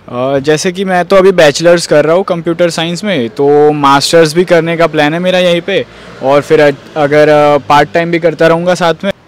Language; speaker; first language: Hindi; non-native, local second language; Gujarati